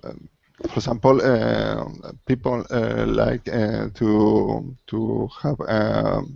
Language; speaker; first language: English; non-native, learner; Spanish